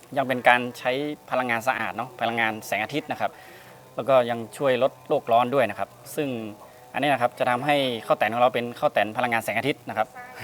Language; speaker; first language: Thai; native; Thai